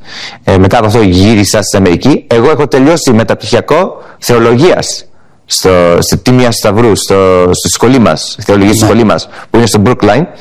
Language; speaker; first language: Greek; early bilingual, heritage; Greek